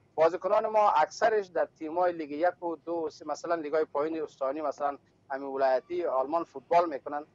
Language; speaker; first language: Persian; native; Persian